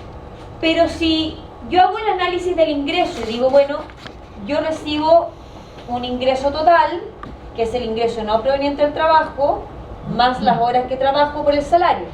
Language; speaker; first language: Spanish; native; Spanish